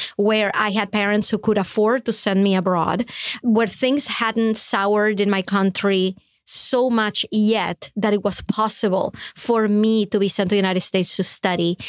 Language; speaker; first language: English; non-native, fluent; Spanish